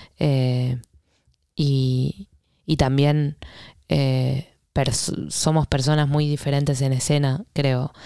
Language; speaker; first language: Spanish; native; Spanish